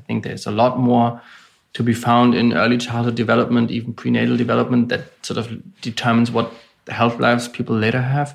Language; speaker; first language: English; non-native, fluent; German